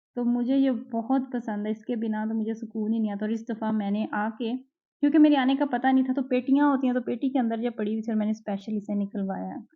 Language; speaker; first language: Urdu; native; Urdu